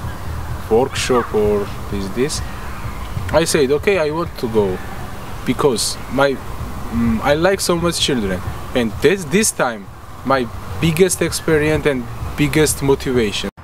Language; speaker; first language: English; non-native, learner; Georgian